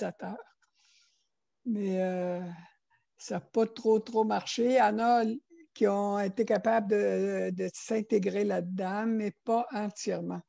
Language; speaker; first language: French; non-native, local second language; Innu-aimun